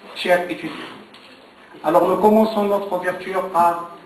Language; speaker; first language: French; non-native, local second language; Arabic